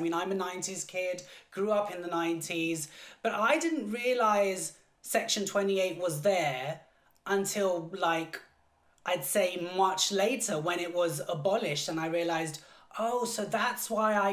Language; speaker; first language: English; native; English